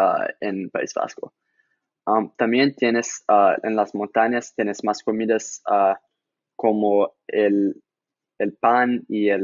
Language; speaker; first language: Spanish; non-native, learner; English